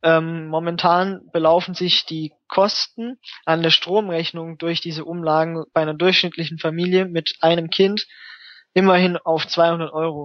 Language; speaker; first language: German; native; German